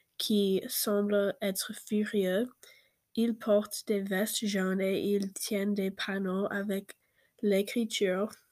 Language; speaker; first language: French; non-native, learner; English